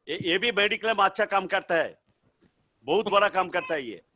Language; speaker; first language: Hindi; non-native, local second language; Bangla